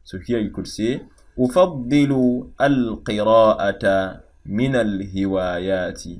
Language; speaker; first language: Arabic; non-native, fluent; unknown